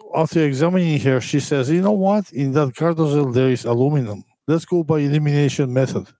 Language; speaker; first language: English; non-native, fluent; Georgian